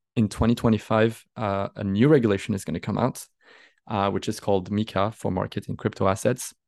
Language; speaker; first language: English; non-native, fluent; French